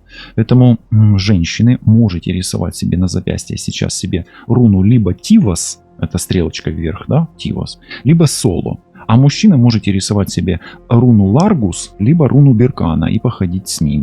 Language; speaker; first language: Russian; non-native, local second language; Ukrainian